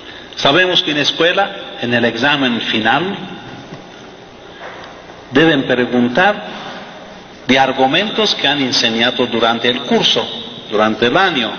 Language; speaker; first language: Spanish; non-native, fluent; Persian